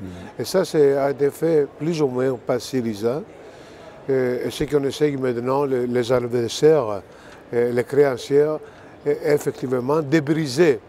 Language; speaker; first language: French; non-native, fluent; Greek